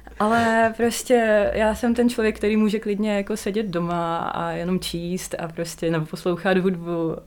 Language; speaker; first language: Czech; non-native, fluent; Russian